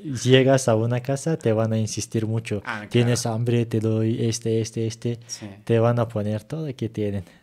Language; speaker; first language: Spanish; non-native, fluent; Turkish